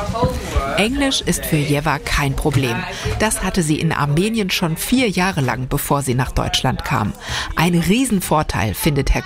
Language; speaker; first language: German; native; German